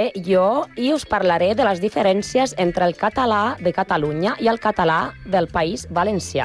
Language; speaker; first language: Catalan; non-native, learner; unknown